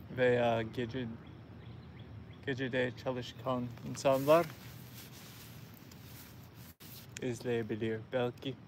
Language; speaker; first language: Turkish; non-native, learner; English